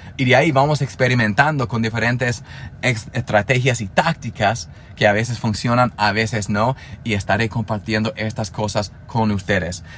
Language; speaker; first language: Spanish; non-native, fluent; English